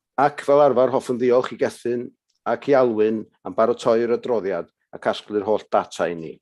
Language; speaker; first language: Welsh; native; Welsh